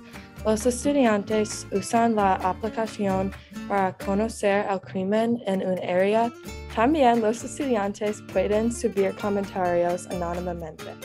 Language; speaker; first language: Spanish; non-native, learner; English